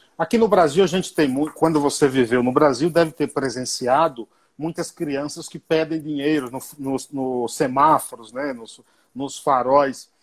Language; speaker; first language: Portuguese; native; Portuguese